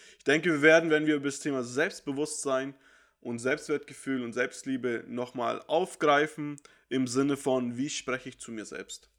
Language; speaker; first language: German; native; German